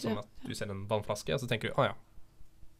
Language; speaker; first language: Norwegian; native; Norwegian